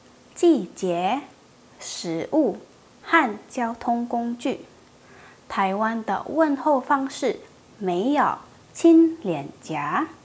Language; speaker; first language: Chinese; non-native, fluent; Indonesian